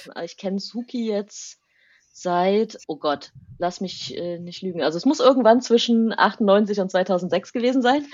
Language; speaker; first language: German; native; German